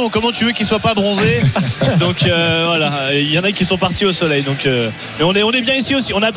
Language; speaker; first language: French; native; French